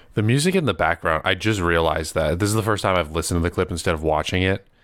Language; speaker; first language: English; early bilingual, other home language; Filipino